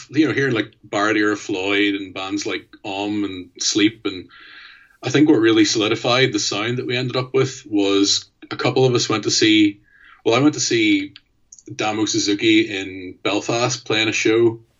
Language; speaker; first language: English; native; English